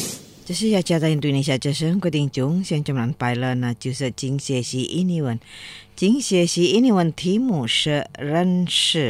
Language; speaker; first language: Chinese; non-native, fluent; Indonesian